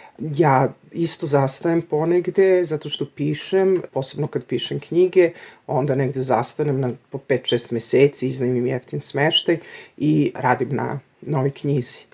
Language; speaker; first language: Serbian; native; Serbian